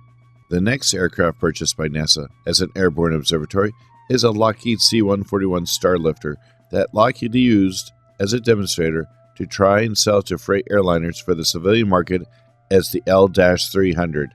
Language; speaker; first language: English; native; English